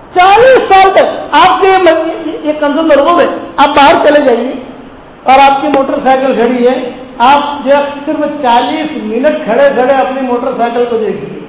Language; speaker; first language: Urdu; non-native, local second language; Gujarati